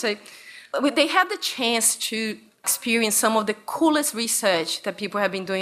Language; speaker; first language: English; non-native, fluent; Portuguese